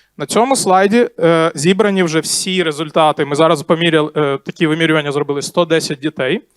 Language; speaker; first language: Ukrainian; non-native, local second language; Russian